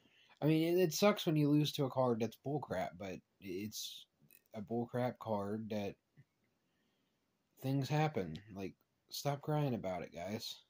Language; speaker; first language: English; native; English